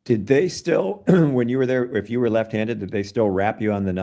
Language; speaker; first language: English; native; English